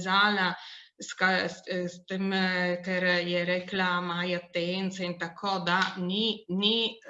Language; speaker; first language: Slovenian; non-native, local second language; Italian